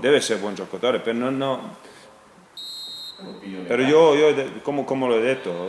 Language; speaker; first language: Italian; non-native, learner; Croatian